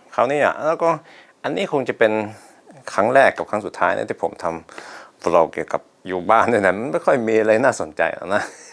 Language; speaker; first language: Thai; non-native, fluent; Norwegian